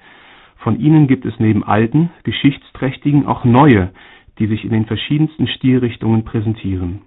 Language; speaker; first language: German; native; German